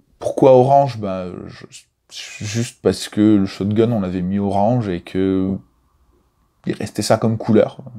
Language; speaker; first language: French; native; French